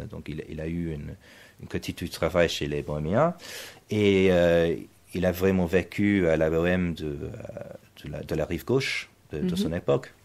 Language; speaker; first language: French; non-native, fluent; English